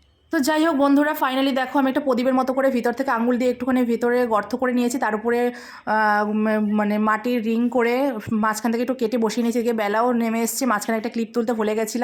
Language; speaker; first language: Bangla; native; Bangla